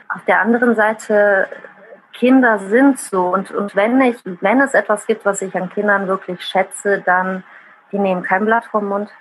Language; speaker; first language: German; early bilingual, other home language; Italian